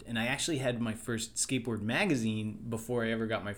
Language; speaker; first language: English; native; English